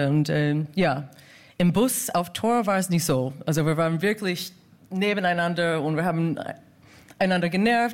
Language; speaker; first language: German; non-native, fluent; English